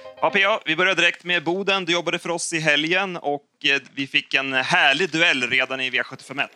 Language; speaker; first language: Swedish; native; Swedish